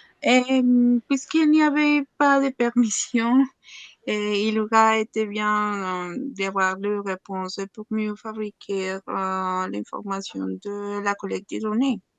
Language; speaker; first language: French; non-native, learner; Spanish